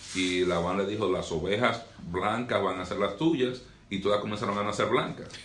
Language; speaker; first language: Spanish; native; Spanish